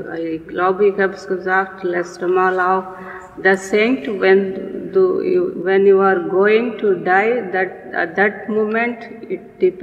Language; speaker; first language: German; non-native, learner; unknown